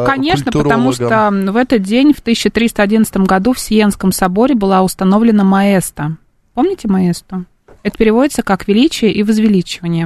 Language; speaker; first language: Russian; native; Russian